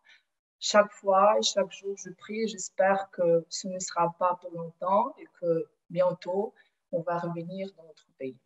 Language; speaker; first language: French; non-native, fluent; Ukrainian